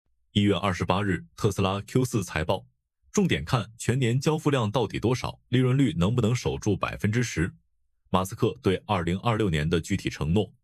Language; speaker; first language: Chinese; native; Chinese